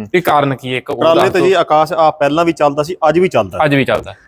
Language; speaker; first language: Punjabi; non-native, local second language; Haryanvi